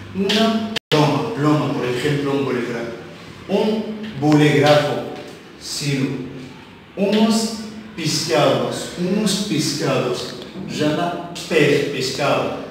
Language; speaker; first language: Spanish; non-native, fluent; Arabic